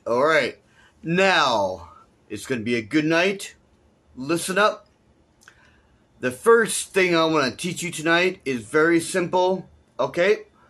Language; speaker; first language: English; native; English